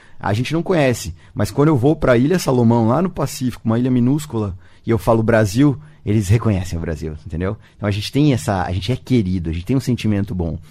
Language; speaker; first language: Portuguese; native; Portuguese